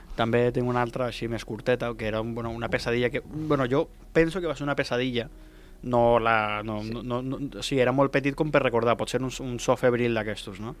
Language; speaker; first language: Catalan; early bilingual, other home language; Spanish